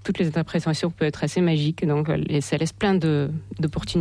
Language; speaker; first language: French; non-native, fluent; Russian